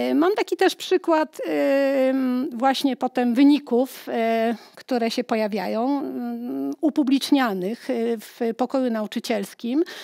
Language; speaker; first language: Polish; native; Polish